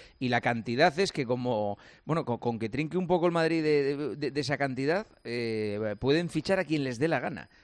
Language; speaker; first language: Spanish; native; Spanish